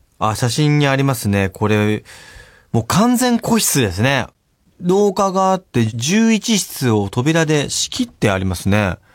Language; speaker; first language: Japanese; native; Japanese